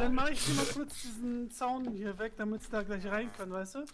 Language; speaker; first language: German; native; German